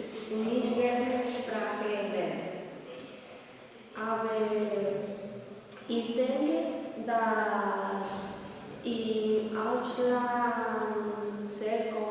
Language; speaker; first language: German; non-native, learner; Spanish